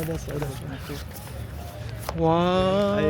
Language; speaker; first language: English; non-native, learner; Korean